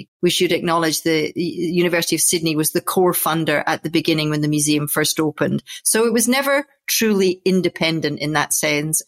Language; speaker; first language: English; native; English